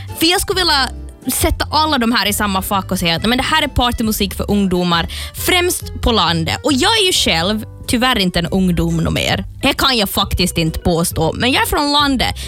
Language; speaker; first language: Swedish; native; Swedish